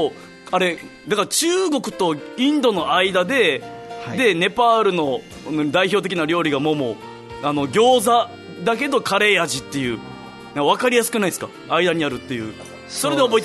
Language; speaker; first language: Japanese; native; Japanese